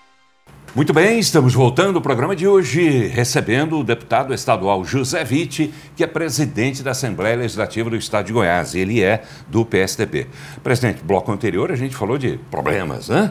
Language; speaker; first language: Portuguese; native; Portuguese